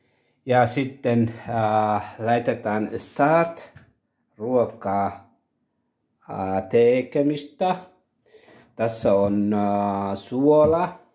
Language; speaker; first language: Finnish; non-native, learner; Tigrinya